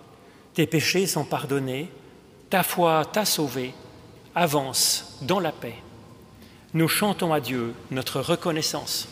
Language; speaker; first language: French; native; French